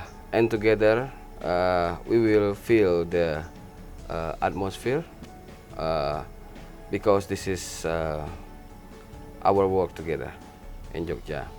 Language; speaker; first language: English; non-native, learner; Indonesian